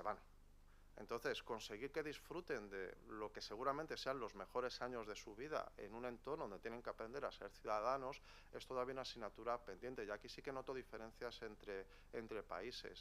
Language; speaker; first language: Spanish; native; Spanish